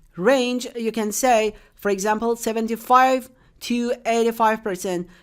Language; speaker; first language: English; non-native, fluent; Persian